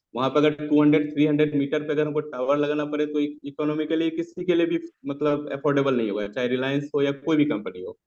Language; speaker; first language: Hindi; native; Hindi